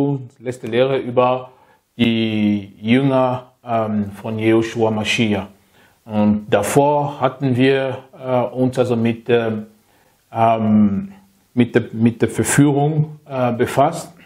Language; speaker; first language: German; non-native, fluent; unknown